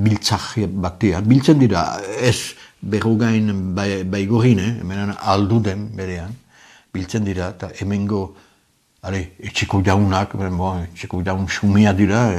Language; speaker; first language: Basque; native; Basque